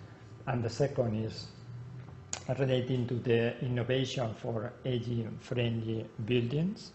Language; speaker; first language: English; non-native, learner; Spanish